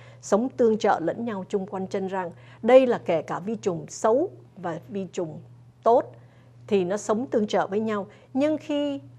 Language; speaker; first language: Vietnamese; early bilingual, other home language; English